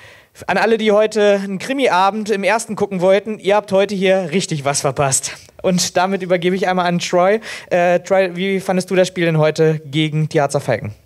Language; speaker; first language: German; native; German